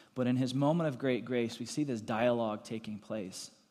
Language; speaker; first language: English; native; English